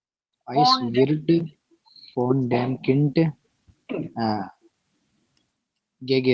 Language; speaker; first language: German; non-native, learner; Hindi